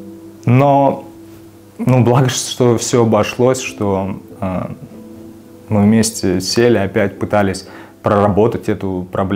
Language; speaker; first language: Russian; native; Russian